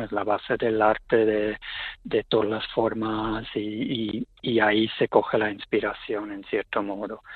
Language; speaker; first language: Spanish; non-native, fluent; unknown